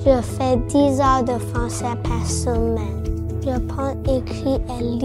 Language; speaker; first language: French; non-native, learner; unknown